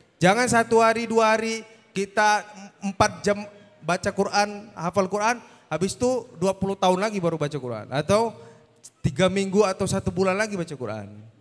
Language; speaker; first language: Indonesian; native; Indonesian